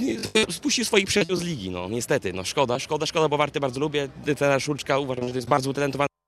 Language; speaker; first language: Polish; native; Polish